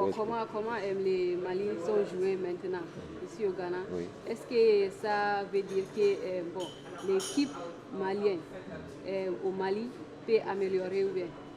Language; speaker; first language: French; non-native, learner; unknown